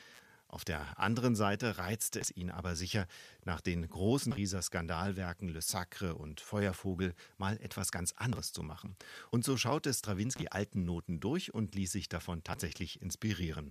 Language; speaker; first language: German; native; German